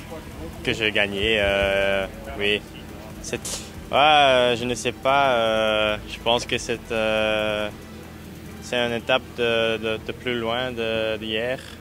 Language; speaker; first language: French; non-native, learner; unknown